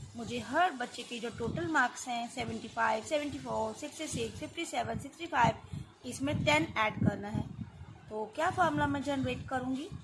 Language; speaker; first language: Hindi; native; Hindi